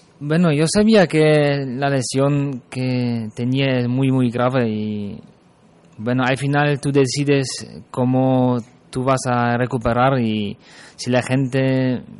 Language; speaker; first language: Spanish; non-native, fluent; German